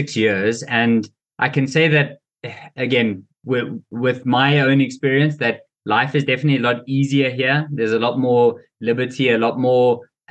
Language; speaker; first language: English; native; English